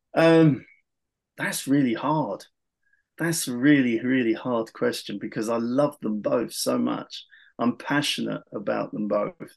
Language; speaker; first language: English; native; English